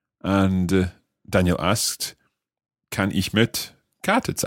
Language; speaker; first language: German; non-native, learner; English